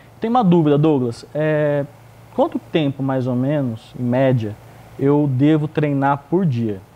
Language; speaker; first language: Portuguese; native; Portuguese